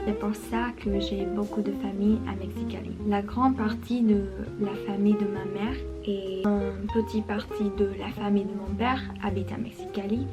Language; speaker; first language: French; non-native, learner; Spanish